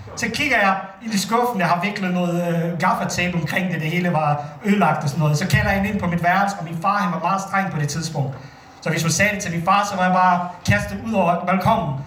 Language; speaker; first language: Danish; early bilingual, other home language; Bosnian